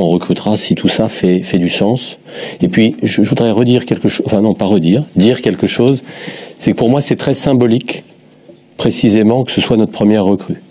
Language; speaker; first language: French; native; French